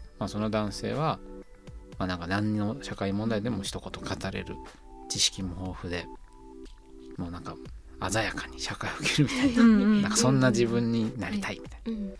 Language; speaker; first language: Japanese; native; Japanese